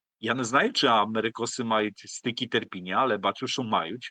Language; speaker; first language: Polish; non-native, learner; Ukrainian